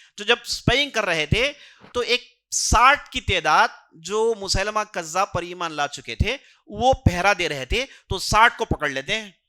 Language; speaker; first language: Urdu; native; Urdu